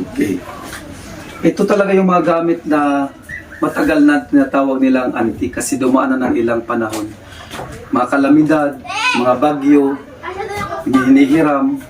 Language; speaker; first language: Filipino; non-native, local second language; Cebuano